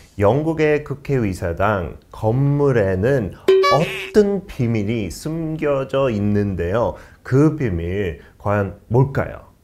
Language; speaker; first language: Korean; non-native, fluent; English